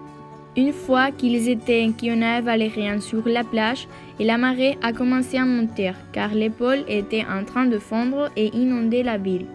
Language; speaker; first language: French; non-native, learner; Spanish